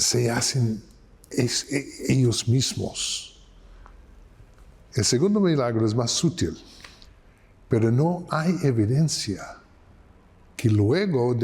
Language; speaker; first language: Spanish; non-native, fluent; English